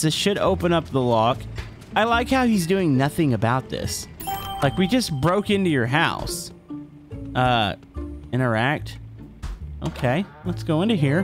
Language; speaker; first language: English; native; English